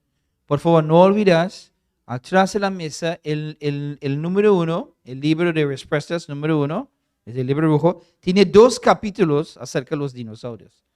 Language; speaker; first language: Spanish; non-native, fluent; English